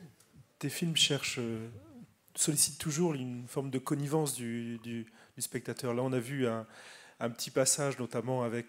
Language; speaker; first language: French; native; French